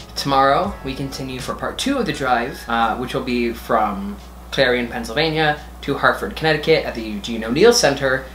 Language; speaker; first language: English; native; English